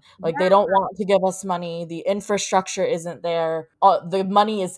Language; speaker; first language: English; native; English